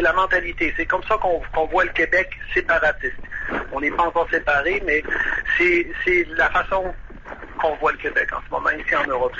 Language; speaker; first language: French; native; French